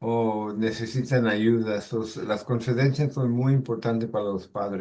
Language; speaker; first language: Spanish; early bilingual, heritage; Spanish